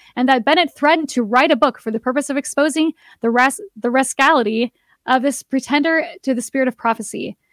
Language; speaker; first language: English; native; English